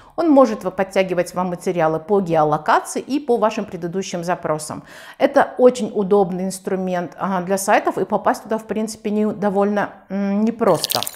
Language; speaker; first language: Russian; non-native, local second language; Tajik